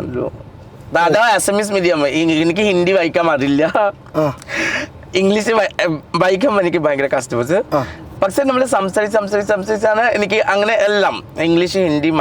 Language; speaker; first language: Malayalam; non-native, local second language; Assamese